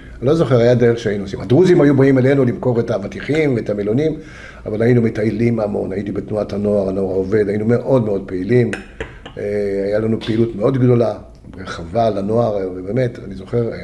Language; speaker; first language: Hebrew; early bilingual, other home language; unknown